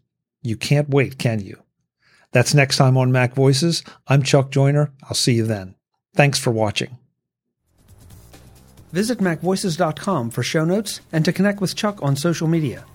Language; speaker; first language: English; native; English